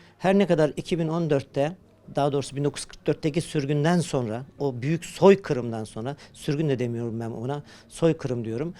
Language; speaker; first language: Turkish; early bilingual, heritage; Crimean Tatar